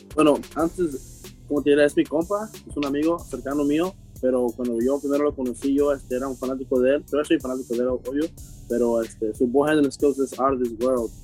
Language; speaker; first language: Spanish; early bilingual, heritage; Spanish